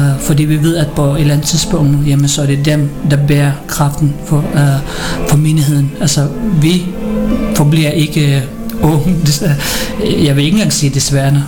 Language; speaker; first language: Danish; early bilingual, other home language; Filipino